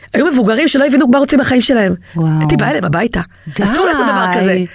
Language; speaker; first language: Hebrew; native; Hebrew